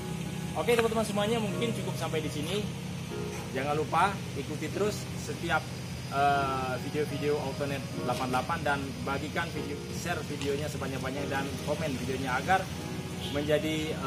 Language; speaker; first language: Indonesian; native; Indonesian